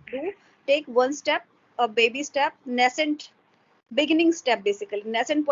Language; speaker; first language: English; non-native, local second language; Hindi